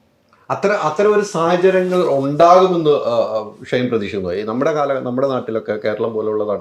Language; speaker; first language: Malayalam; native; Malayalam